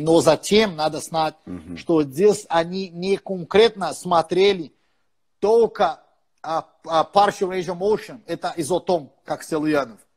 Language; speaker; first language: Russian; non-native, fluent; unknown